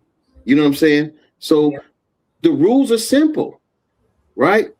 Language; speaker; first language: English; native; English